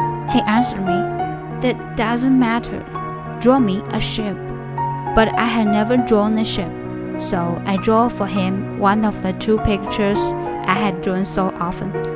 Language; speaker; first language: English; non-native, fluent; Chinese